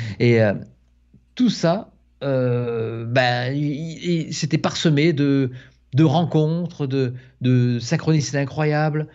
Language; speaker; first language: French; native; French